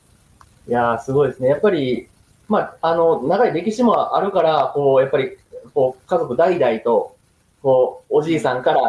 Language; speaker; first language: Japanese; native; Japanese